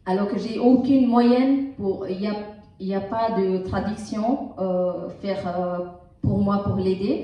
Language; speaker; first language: French; non-native, learner; Tamil